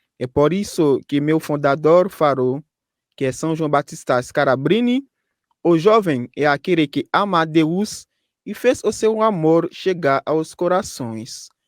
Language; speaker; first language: Portuguese; non-native, fluent; Haitian Creole